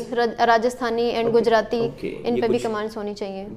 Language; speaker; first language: Hindi; native; Hindi